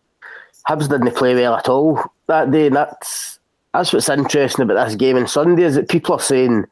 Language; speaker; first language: English; native; English